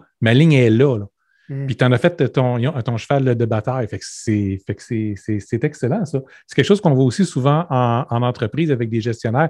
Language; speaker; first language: French; native; French